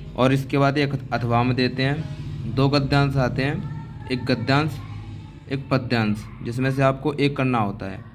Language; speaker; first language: Hindi; native; Hindi